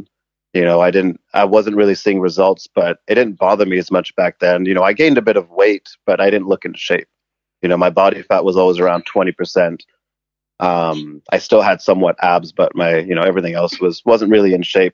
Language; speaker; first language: English; native; English